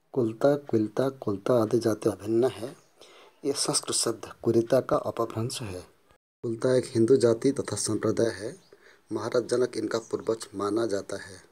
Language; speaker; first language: Hindi; non-native, local second language; Odia